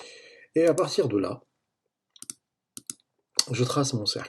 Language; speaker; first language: French; native; French